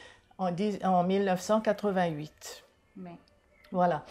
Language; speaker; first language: French; non-native, local second language; Seselwa Creole French